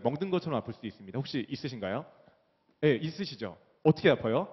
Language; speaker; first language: Korean; native; Korean